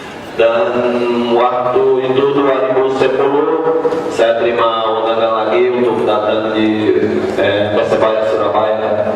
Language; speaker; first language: Indonesian; non-native, fluent; Portuguese